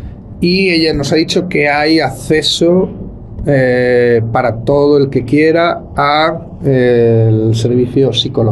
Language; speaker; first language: Spanish; native; Spanish